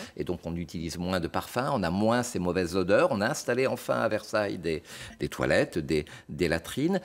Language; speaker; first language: French; native; French